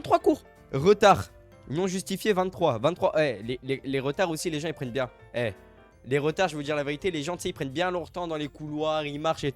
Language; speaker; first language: French; native; French